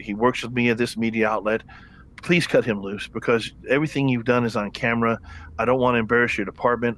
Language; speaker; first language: English; native; English